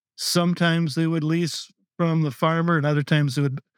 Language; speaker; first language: English; native; English